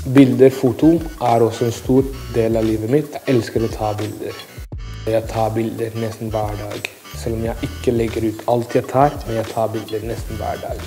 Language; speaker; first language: Norwegian; non-native, fluent; Swahili